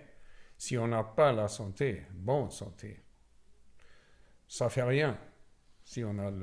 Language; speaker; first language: French; non-native, learner; Swedish